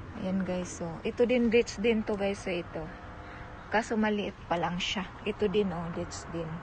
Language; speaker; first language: Filipino; non-native, local second language; Cebuano